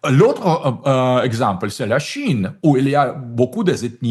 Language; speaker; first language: French; non-native, fluent; Russian